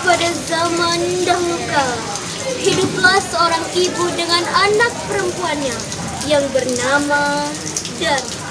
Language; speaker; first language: Indonesian; non-native, local second language; Balinese